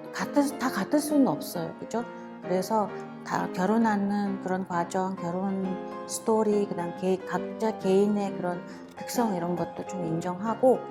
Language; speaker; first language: Korean; non-native, fluent; Mongolian